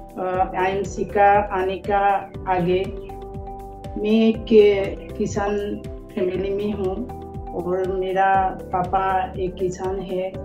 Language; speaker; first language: Hindi; non-native, local second language; Assamese